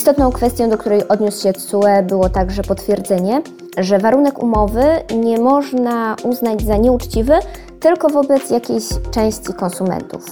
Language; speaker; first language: Polish; native; Polish